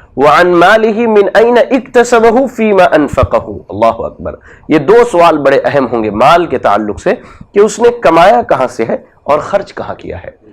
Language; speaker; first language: Urdu; native; Urdu